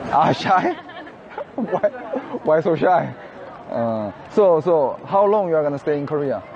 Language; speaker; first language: English; non-native, fluent; Korean